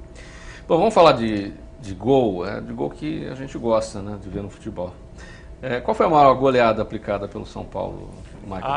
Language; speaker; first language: Portuguese; native; Portuguese